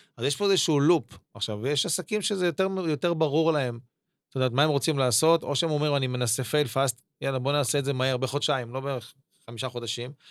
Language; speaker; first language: Hebrew; native; Hebrew